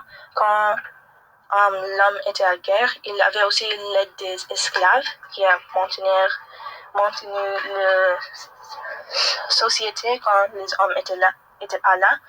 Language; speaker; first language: French; non-native, learner; English